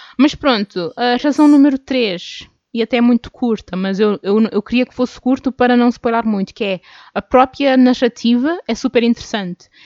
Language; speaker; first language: Portuguese; native; Portuguese